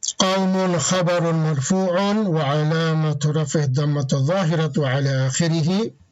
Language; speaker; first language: Arabic; non-native, fluent; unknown